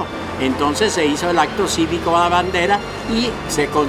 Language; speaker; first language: Spanish; native; Spanish